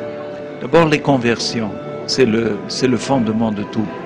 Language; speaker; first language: French; non-native, fluent; German